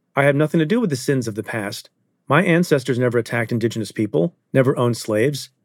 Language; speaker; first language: English; early bilingual, other home language; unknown